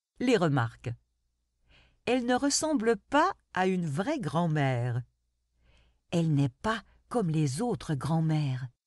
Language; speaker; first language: French; non-native, local second language; Arabic